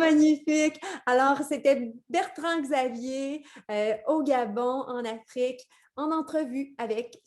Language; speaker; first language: French; native; French